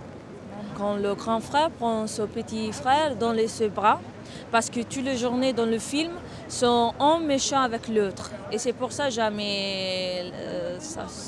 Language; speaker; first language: French; non-native, learner; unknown